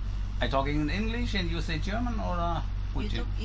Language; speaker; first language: English; non-native, learner; German